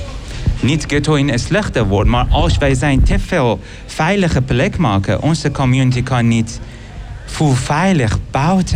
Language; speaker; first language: Dutch; non-native, learner; Persian